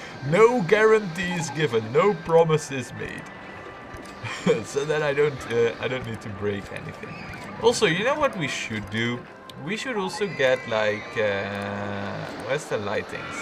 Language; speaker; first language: English; non-native, fluent; Dutch